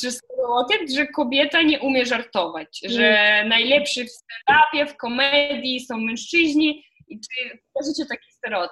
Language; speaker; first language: Polish; non-native, fluent; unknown